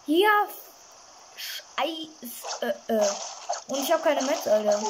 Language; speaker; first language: German; native; German